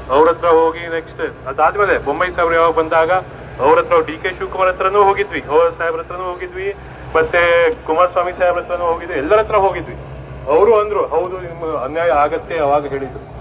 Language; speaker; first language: Kannada; non-native, local second language; Lambadi